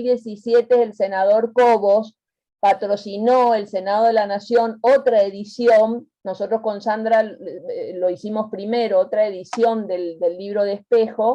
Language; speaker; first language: Spanish; native; Spanish